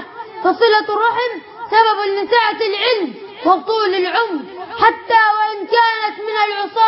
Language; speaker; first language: Arabic; native; Arabic